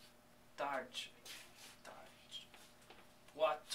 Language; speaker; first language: Portuguese; non-native, learner; English